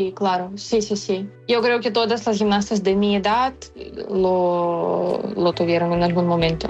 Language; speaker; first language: Spanish; non-native, fluent; Ukrainian